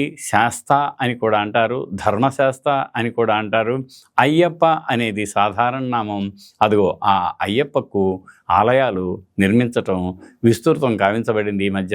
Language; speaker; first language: Telugu; native; Telugu